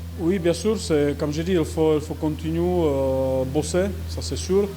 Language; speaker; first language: French; non-native, fluent; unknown